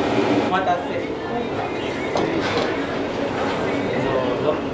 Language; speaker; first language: Japanese; native; Japanese